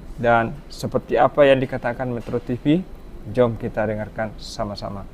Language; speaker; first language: Malay; native; Malay